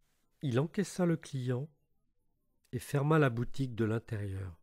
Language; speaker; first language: French; native; French